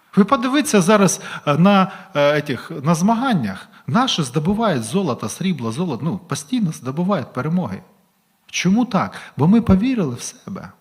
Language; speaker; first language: Ukrainian; non-native, local second language; Russian